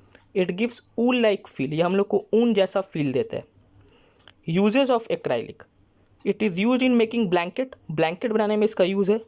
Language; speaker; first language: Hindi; native; Hindi